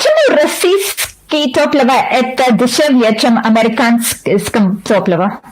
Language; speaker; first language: Russian; non-native, learner; English